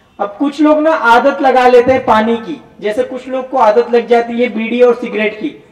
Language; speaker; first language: Hindi; non-native, local second language; Gujarati